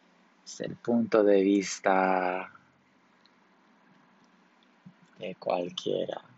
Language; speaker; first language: Spanish; early bilingual, heritage; Spanish